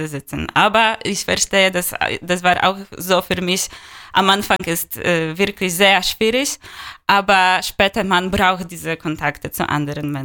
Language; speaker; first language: German; non-native, learner; Polish